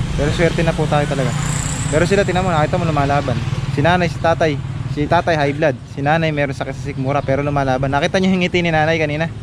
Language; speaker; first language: Filipino; native; Filipino